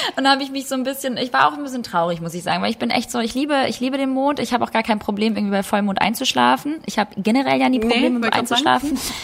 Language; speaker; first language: German; early bilingual, other home language; Albanian